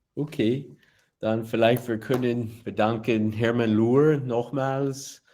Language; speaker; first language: German; non-native, learner; English